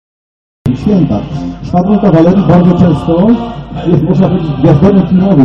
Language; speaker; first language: Polish; native; Polish